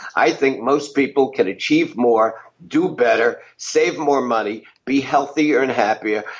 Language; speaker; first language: English; native; English